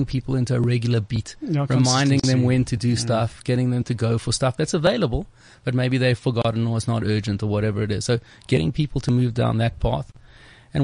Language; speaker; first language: English; native; English